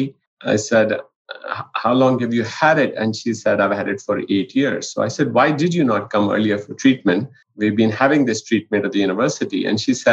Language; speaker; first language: English; non-native, local second language; Punjabi